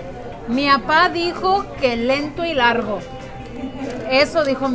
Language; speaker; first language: Spanish; early bilingual, heritage; Spanish